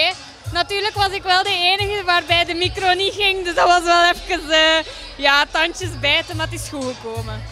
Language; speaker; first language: Dutch; native; Dutch